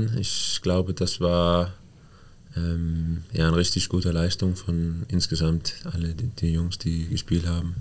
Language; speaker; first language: German; non-native, fluent; Danish